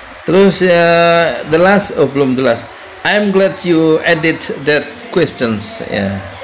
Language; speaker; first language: English; non-native, learner; Indonesian